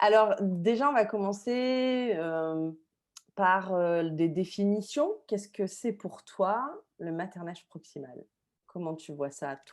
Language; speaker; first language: French; native; French